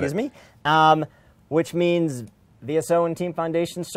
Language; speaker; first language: English; native; English